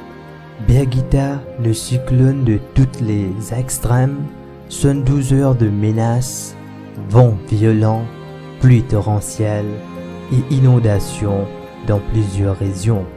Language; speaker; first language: French; non-native, local second language; Morisyen